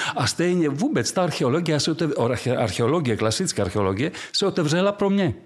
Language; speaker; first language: Czech; non-native, fluent; Greek